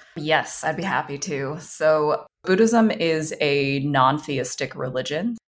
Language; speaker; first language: English; early bilingual, other home language; Chinese